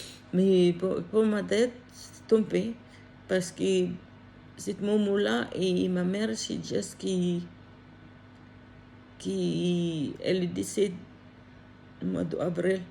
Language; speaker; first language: French; non-native, learner; Filipino